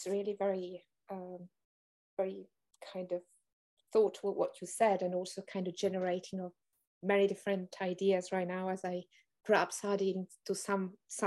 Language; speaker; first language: English; non-native, fluent; Italian